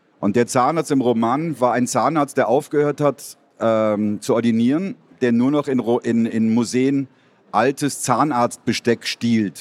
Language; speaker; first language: German; native; German